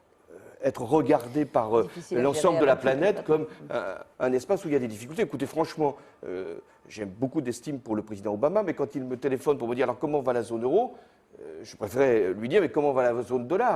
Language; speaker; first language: French; native; French